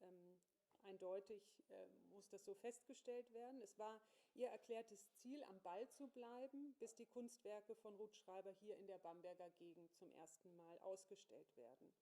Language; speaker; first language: German; native; German